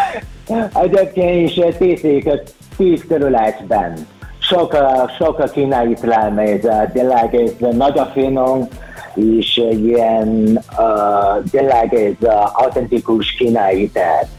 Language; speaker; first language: Hungarian; non-native, learner; Chinese